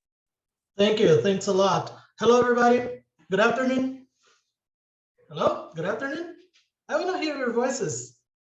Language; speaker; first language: English; non-native, fluent; Portuguese